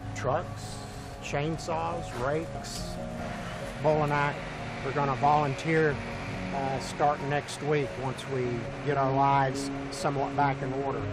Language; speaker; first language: English; native; English